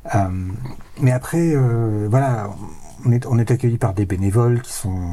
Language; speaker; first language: French; native; French